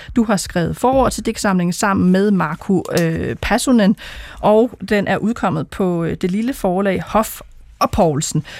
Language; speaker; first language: Danish; native; Danish